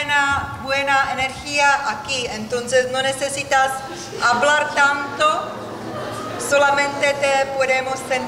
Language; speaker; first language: Spanish; non-native, learner; Czech